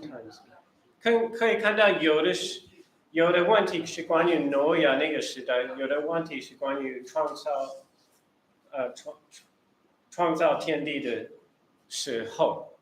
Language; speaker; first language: Chinese; early bilingual, heritage; Chinese